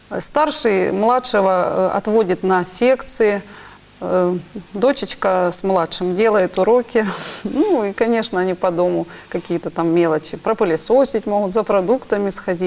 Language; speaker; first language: Russian; native; Russian